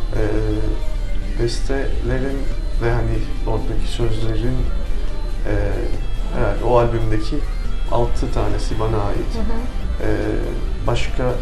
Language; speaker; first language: Turkish; non-native, local second language; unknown